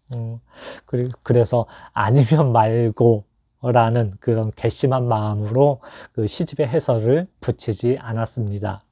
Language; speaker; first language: Korean; native; Korean